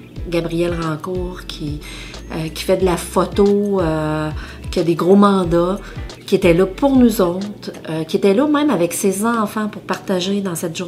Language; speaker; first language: French; native; French